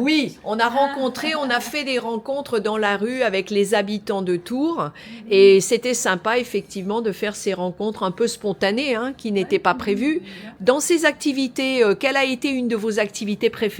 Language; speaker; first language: French; native; French